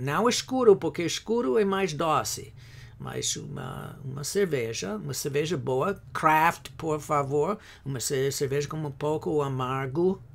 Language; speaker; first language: Portuguese; non-native, fluent; English